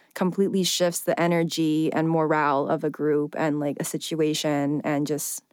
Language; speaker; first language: English; early bilingual, other home language; Chinese